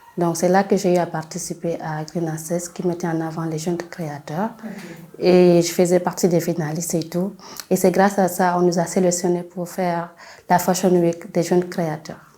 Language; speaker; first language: French; non-native, local second language; Fula